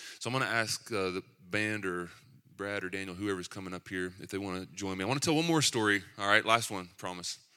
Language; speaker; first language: English; native; English